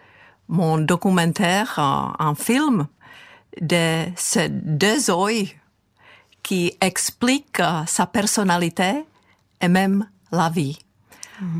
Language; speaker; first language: French; non-native, fluent; Czech